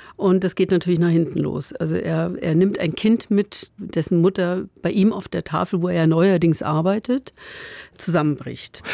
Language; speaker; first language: German; native; German